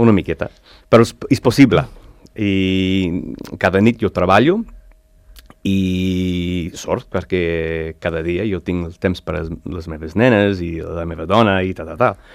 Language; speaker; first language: Catalan; non-native, learner; English